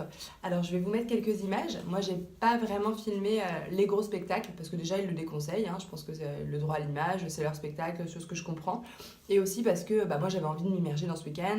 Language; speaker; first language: French; native; French